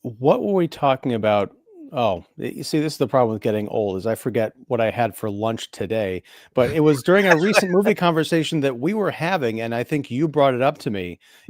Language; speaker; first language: English; native; English